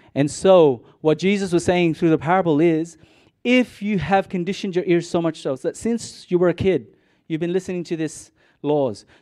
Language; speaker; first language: English; non-native, local second language; Cebuano